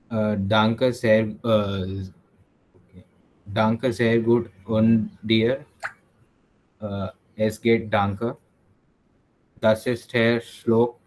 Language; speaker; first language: German; non-native, learner; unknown